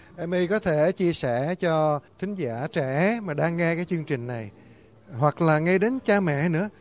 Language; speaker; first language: Vietnamese; native; Vietnamese